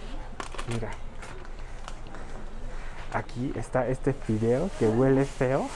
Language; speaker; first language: Spanish; non-native, fluent; Chinese